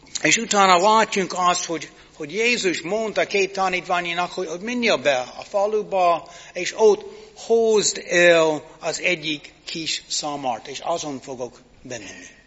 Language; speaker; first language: Hungarian; non-native, fluent; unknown